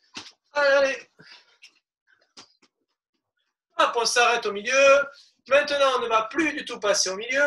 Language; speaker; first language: French; native; French